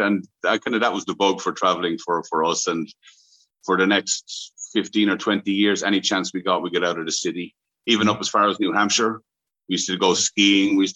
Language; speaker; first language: English; native; English